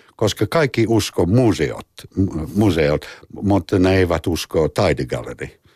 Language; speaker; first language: Finnish; non-native, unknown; English